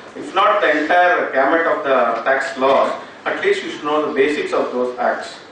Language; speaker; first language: English; non-native, local second language; Kannada